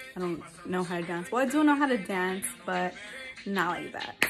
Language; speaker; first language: English; early bilingual, other home language; Spanish